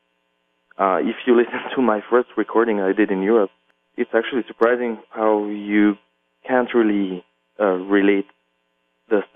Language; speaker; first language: English; non-native, fluent; French